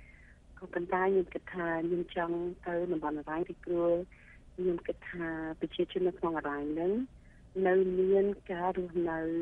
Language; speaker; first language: Khmer; early bilingual, heritage; Khmer